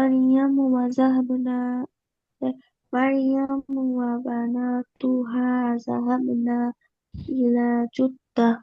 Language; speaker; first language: Arabic; non-native, learner; Bangla